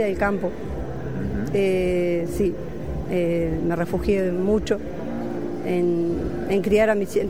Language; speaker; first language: Spanish; native; Spanish